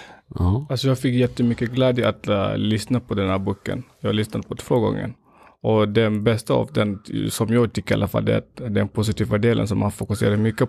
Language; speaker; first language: Swedish; non-native, fluent; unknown